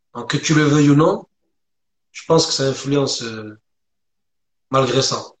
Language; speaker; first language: French; early bilingual, other home language; Arabic